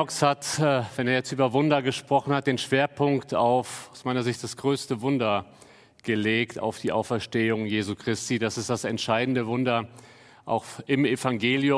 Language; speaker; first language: German; native; German